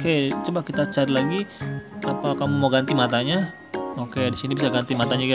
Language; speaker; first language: Indonesian; native; Indonesian